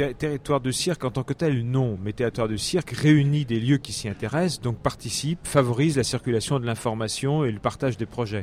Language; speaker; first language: French; native; French